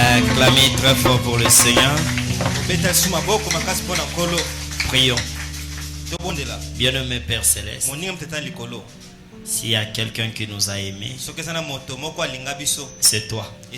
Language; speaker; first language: Haitian Creole; non-native, local second language; Lingala